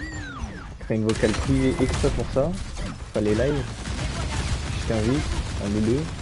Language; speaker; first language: French; native; French